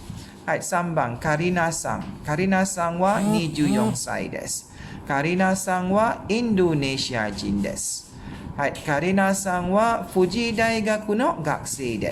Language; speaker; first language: Japanese; non-native, fluent; Malay